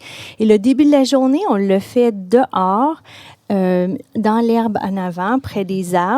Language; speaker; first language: French; native; French